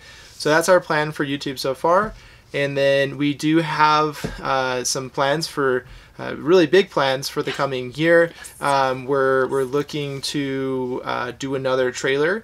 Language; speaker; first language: English; native; English